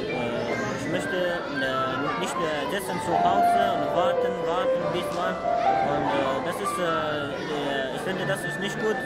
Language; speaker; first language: German; non-native, learner; Arabic